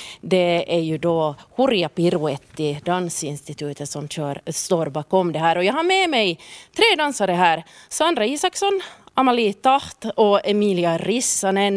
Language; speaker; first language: Swedish; native; Swedish